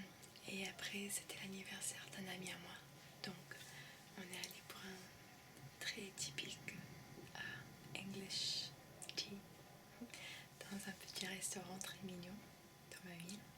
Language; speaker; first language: French; early bilingual, heritage; French